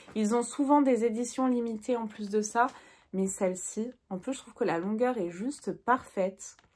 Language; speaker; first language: French; native; French